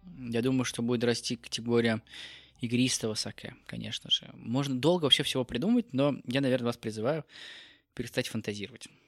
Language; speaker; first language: Russian; native; Russian